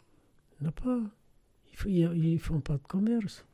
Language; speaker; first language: French; non-native, fluent; Arabic